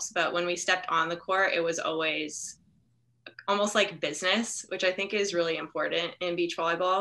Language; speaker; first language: English; native; English